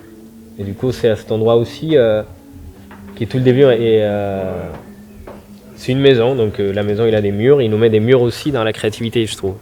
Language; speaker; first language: French; non-native, fluent; Spanish